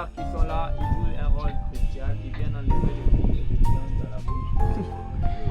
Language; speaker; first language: French; native; French